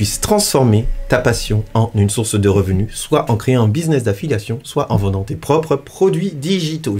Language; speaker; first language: French; native; French